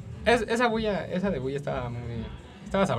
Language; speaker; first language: Spanish; native; Spanish